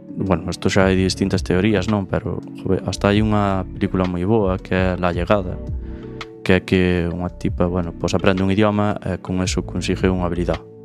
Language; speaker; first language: Galician; native; Galician